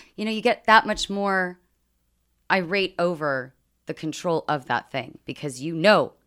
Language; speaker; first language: English; native; English